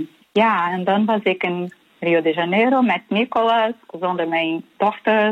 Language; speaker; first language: Dutch; non-native, fluent; Portuguese